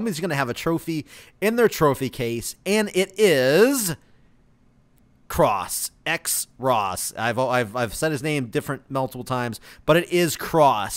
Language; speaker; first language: English; native; English